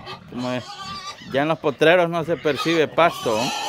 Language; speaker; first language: Spanish; native; Spanish